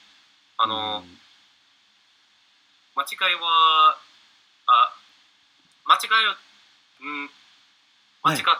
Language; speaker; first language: Japanese; non-native, learner; English